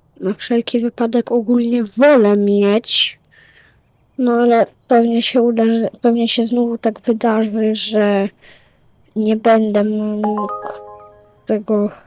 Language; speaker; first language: Polish; native; Polish